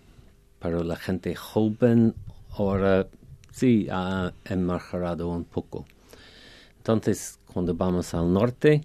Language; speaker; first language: Spanish; non-native, fluent; English